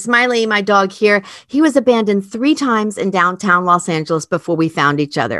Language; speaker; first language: English; native; English